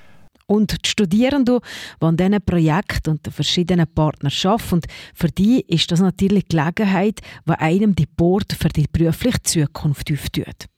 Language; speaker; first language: German; native; German